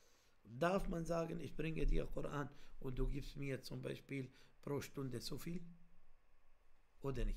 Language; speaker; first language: German; non-native, fluent; Arabic